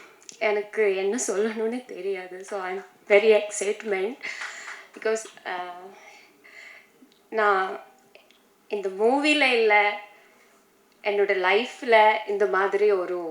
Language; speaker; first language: Tamil; non-native, fluent; Divehi